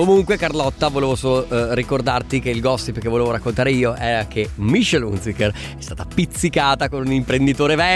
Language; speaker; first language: Italian; native; Italian